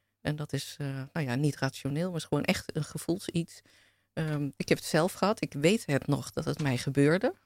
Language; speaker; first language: Dutch; native; Dutch